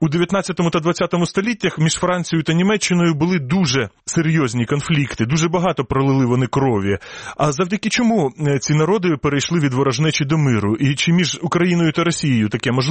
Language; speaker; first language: Ukrainian; native; Ukrainian